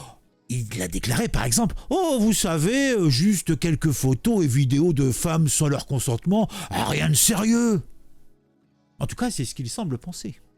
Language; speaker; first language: French; native; French